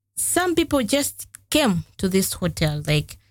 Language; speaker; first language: English; non-native, local second language; Ganda